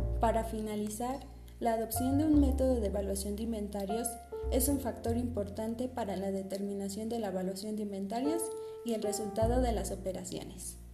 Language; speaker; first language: Spanish; native; Spanish